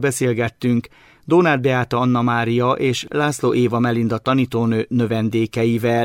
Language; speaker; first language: Hungarian; native; Hungarian